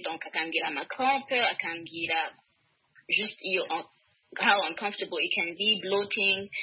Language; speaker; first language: English; non-native, fluent; Rundi